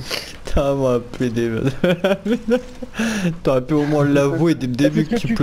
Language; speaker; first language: French; native; French